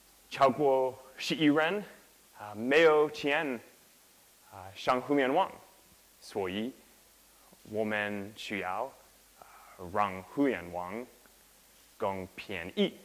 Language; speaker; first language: Chinese; non-native, learner; English